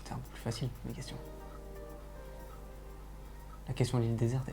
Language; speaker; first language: French; native; French